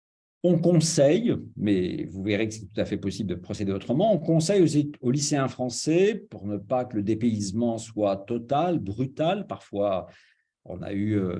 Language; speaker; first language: French; native; French